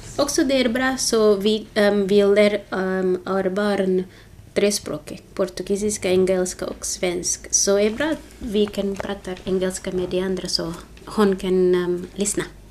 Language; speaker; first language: Swedish; non-native, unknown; Portuguese